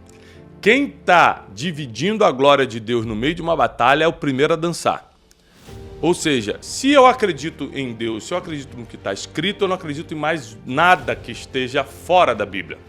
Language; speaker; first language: Portuguese; native; Portuguese